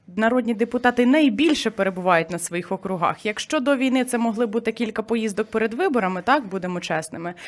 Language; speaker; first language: Ukrainian; native; Ukrainian